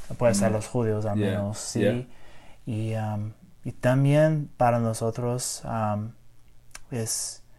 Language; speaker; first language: Spanish; non-native, learner; English